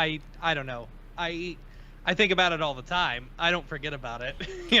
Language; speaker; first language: English; native; English